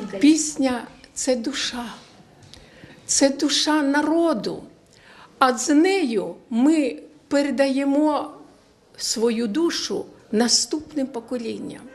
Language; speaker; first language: Ukrainian; native; Ukrainian